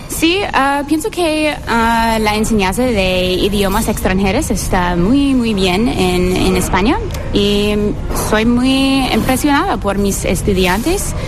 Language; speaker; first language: Spanish; non-native, fluent; English